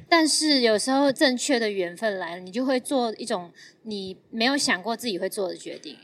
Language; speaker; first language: Chinese; non-native, fluent; Cantonese